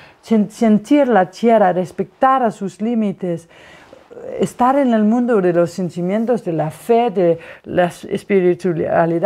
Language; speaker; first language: Spanish; non-native, fluent; Danish